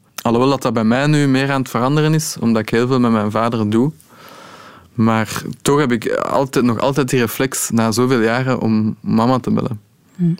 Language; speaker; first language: Dutch; native; Dutch